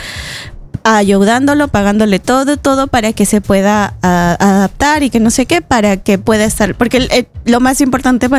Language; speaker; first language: Spanish; native; Spanish